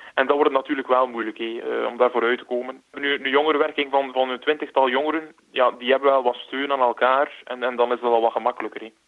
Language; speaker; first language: Dutch; native; Dutch